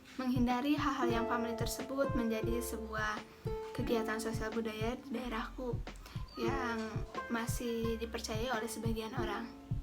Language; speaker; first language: Indonesian; native; Indonesian